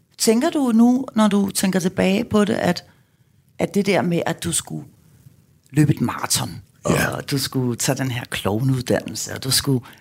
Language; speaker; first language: Danish; native; Danish